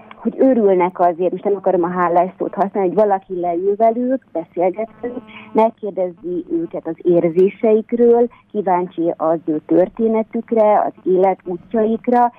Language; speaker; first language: Hungarian; native; Hungarian